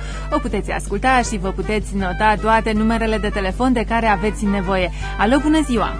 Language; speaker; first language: Romanian; native; Romanian